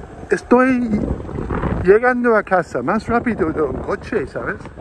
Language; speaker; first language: Spanish; non-native, learner; English